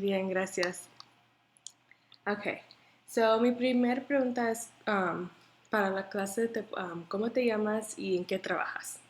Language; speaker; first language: Spanish; non-native, learner; English